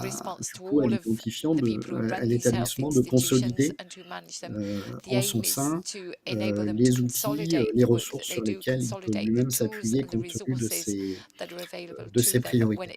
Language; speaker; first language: French; native; French